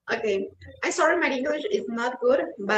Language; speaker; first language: English; non-native, learner; Spanish